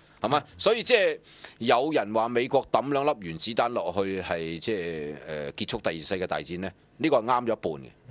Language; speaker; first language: Cantonese; native; Cantonese